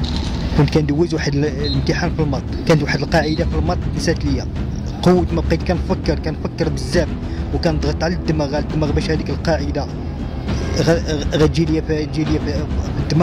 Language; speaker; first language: Arabic; native; Arabic